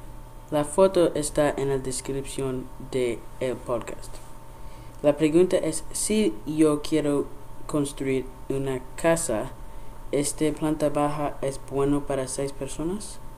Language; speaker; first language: Spanish; non-native, learner; English